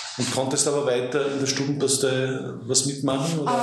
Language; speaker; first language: German; native; German